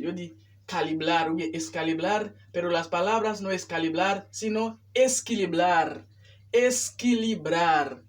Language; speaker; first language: Spanish; non-native, fluent; Haitian Creole